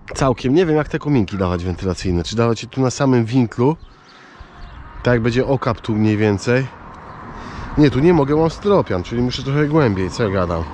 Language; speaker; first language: Polish; native; Polish